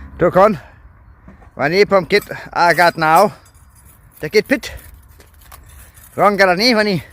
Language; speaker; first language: Thai; non-native, learner; German